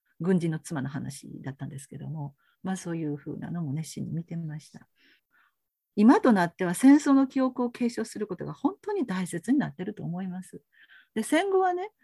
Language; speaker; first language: Japanese; native; Japanese